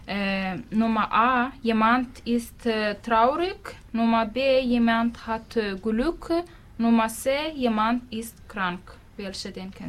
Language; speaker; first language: German; non-native, learner; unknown